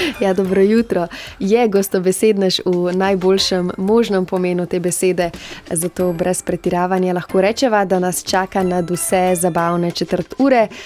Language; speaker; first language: Slovenian; native; Slovenian